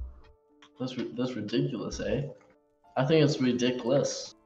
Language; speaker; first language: English; native; English